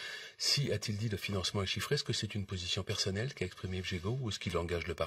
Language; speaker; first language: French; native; French